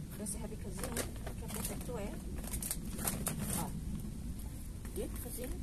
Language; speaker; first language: Dutch; non-native, learner; Indonesian